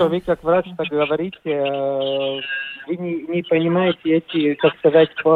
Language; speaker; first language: Russian; non-native, local second language; Latvian